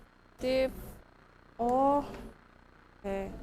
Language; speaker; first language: English; non-native, fluent; Indonesian